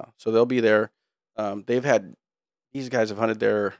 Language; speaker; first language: English; native; English